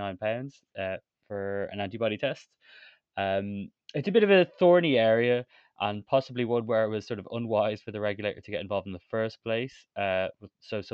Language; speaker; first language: English; native; English